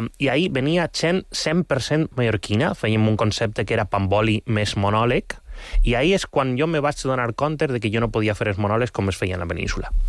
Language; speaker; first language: Catalan; non-native, local second language; Spanish